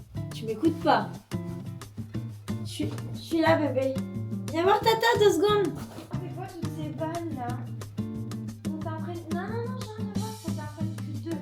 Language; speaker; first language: French; native; French